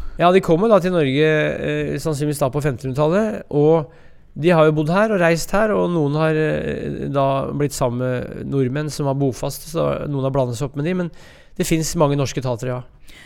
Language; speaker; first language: Norwegian; native; Norwegian